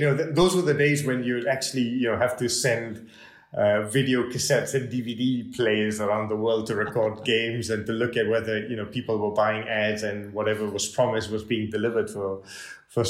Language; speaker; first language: English; non-native, local second language; Tamil